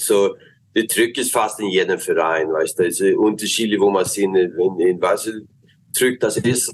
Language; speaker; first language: German; non-native, learner; Swedish